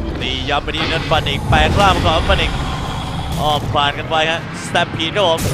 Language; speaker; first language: Thai; native; Thai